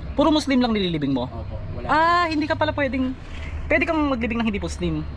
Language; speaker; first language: Filipino; native; Filipino